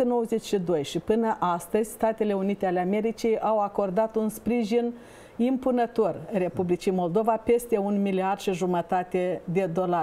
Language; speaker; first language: Romanian; native; Romanian